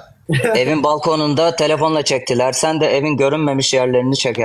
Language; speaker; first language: Turkish; native; Turkish